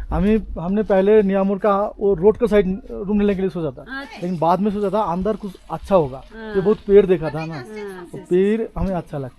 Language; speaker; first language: Hindi; non-native, local second language; Bangla